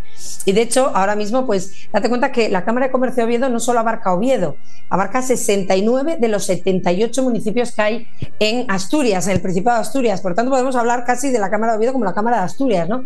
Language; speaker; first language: Spanish; native; Spanish